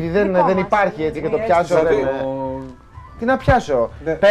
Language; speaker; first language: Greek; native; Greek